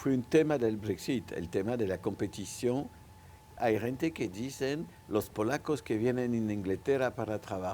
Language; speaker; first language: Spanish; non-native, local second language; French